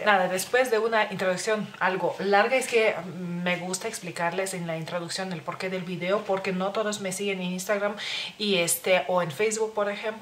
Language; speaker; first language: Spanish; non-native, fluent; Lithuanian